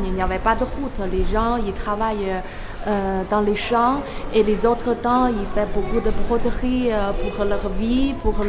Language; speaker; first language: French; non-native, learner; Chinese